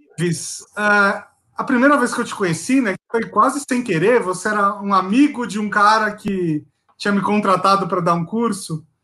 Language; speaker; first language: Portuguese; native; Portuguese